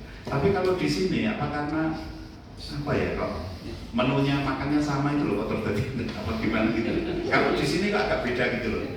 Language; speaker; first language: Indonesian; native; Indonesian